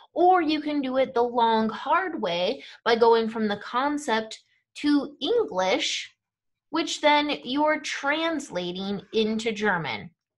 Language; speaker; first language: English; native; English